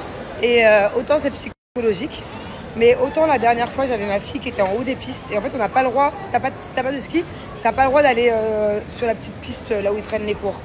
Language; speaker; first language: French; native; French